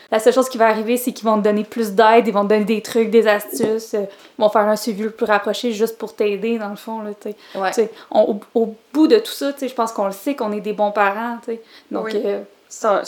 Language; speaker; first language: French; native; French